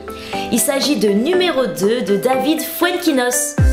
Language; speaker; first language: French; native; French